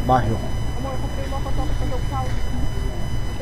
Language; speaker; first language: Portuguese; native; Portuguese